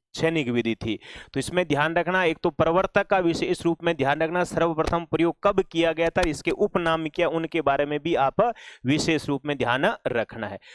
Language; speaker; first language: Hindi; native; Hindi